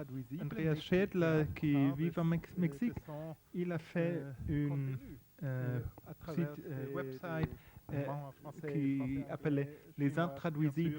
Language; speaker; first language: French; non-native, fluent; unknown